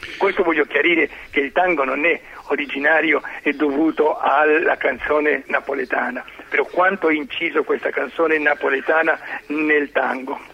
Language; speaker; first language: Italian; early bilingual, heritage; Spanish